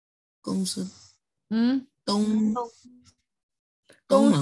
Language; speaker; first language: Chinese; non-native, learner; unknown